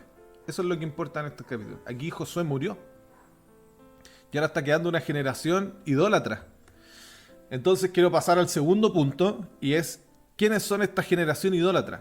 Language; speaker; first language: Spanish; native; Spanish